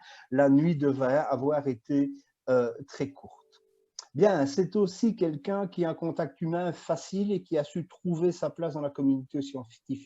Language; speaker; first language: French; native; French